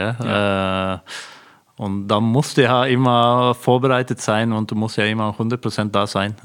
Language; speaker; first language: German; non-native, fluent; Norwegian